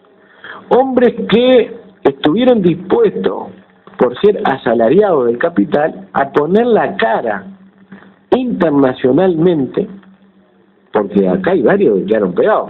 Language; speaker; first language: Spanish; native; Spanish